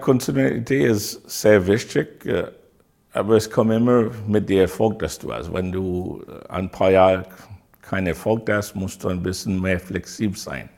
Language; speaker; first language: German; non-native, learner; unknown